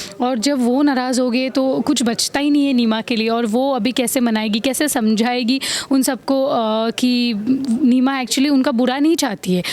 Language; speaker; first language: Hindi; non-native, local second language; Assamese